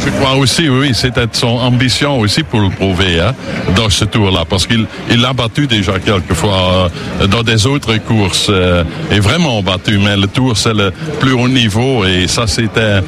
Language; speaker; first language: French; non-native, learner; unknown